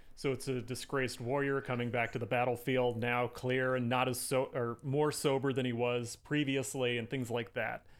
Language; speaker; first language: English; native; English